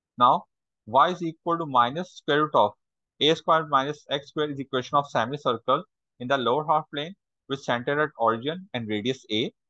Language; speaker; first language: English; non-native, local second language; Urdu